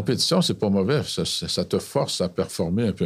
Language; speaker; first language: French; native; French